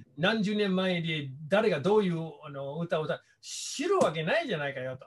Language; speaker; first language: Japanese; non-native, fluent; English